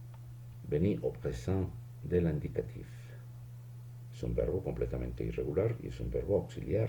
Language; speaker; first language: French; non-native, fluent; Spanish